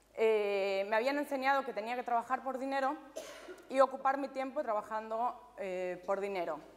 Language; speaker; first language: Spanish; native; Spanish